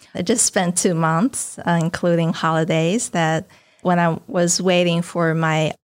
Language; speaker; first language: English; non-native, fluent; Chinese